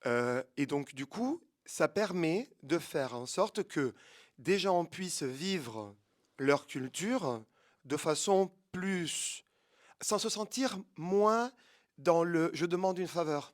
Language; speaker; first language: French; native; French